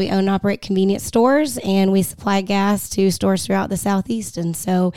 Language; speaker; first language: English; native; English